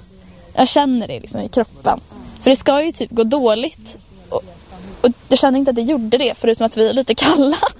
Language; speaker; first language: Swedish; native; Swedish